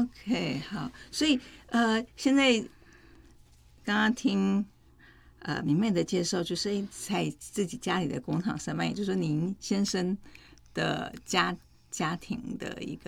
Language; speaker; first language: Chinese; native; Chinese